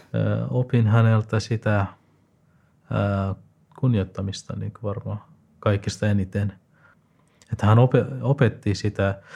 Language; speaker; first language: Finnish; non-native, fluent; Persian